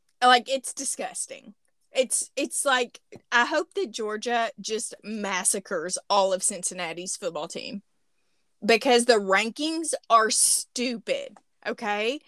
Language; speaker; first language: English; native; English